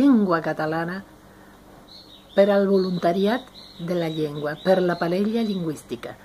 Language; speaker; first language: Catalan; non-native, fluent; Spanish